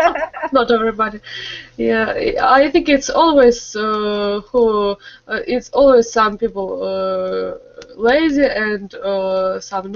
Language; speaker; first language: English; non-native, learner; Russian